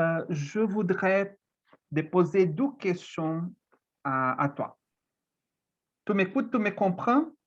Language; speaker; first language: French; non-native, fluent; Portuguese